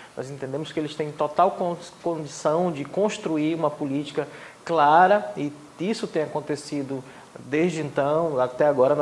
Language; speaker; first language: Portuguese; non-native, local second language; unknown